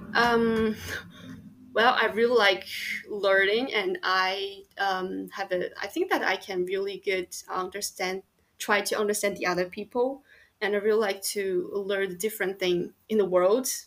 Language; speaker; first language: English; non-native, fluent; Chinese